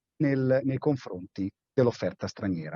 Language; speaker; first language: Italian; native; Italian